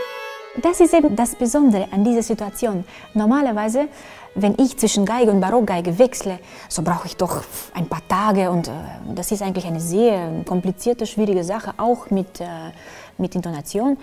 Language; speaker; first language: German; non-native, fluent; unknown